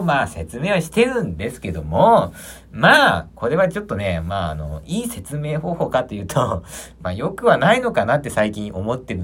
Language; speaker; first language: Japanese; native; Japanese